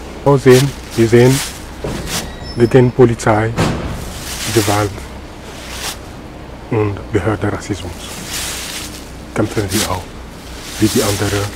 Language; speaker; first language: German; non-native, learner; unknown